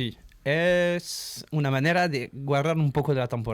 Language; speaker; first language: Spanish; non-native, learner; French